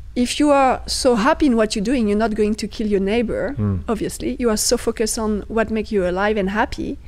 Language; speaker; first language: English; non-native, fluent; French